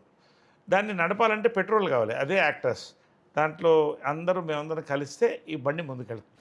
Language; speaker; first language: Telugu; native; Telugu